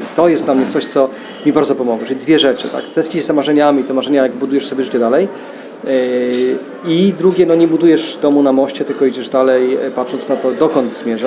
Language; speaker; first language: Polish; native; Polish